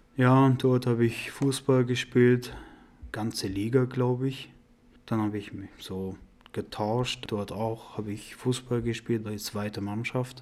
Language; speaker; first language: German; non-native, learner; Persian